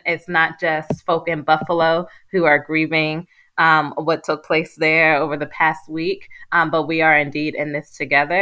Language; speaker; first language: English; native; English